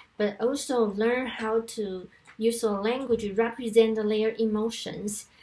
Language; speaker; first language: English; non-native, fluent; Chinese